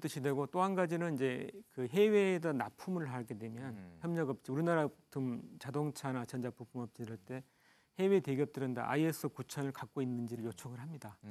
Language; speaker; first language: Korean; native; Korean